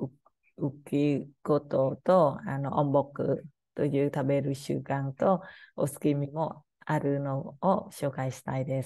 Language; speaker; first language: Japanese; non-native, learner; Khmer